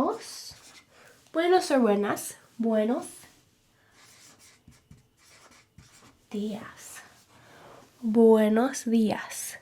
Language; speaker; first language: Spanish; non-native, learner; English